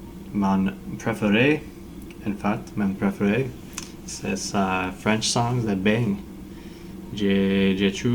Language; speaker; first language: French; non-native, learner; English